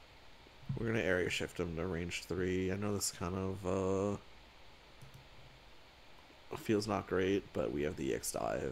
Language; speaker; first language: English; native; English